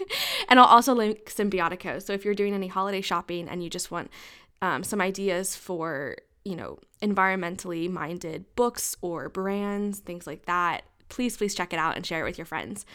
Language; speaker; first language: English; native; English